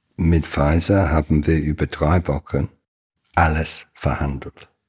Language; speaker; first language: German; non-native, fluent; English